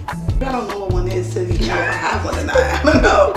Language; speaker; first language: English; native; English